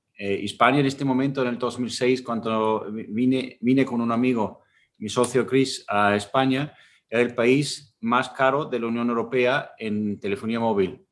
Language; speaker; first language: Spanish; non-native, fluent; German